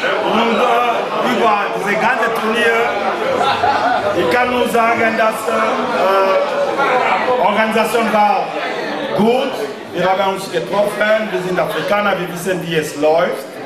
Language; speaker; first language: German; non-native, learner; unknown